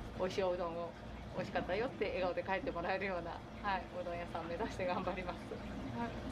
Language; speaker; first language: Japanese; native; Japanese